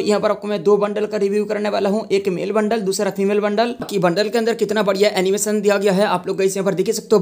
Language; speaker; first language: Hindi; non-native, local second language; Bangla